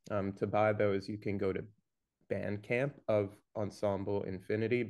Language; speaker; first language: English; native; English